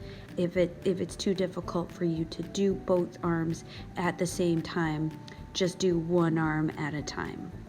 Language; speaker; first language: English; native; English